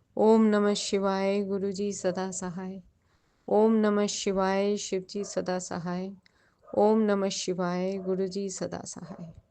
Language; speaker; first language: Hindi; non-native, local second language; Bangla